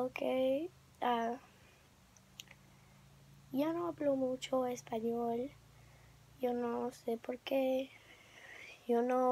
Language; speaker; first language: Spanish; early bilingual, heritage; English